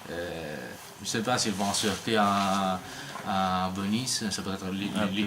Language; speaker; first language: French; non-native, learner; Italian